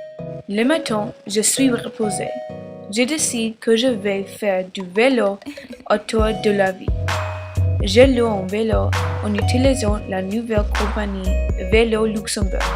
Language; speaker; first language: French; non-native, learner; English